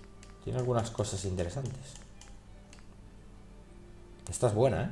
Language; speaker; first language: Spanish; native; Spanish